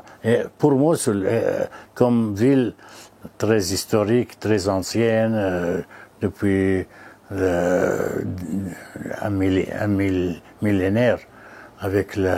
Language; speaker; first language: French; non-native, fluent; Arabic